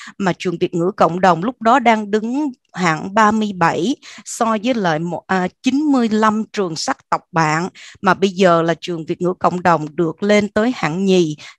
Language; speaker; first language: Vietnamese; early bilingual, heritage; Vietnamese